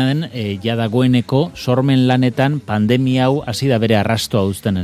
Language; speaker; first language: Basque; native; Basque